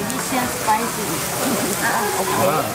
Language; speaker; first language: German; non-native, learner; Thai